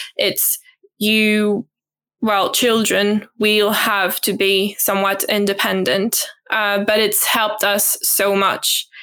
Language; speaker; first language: English; non-native, fluent; French